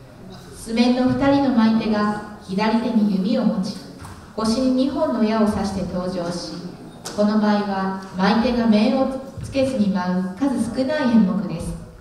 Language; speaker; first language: Japanese; native; Japanese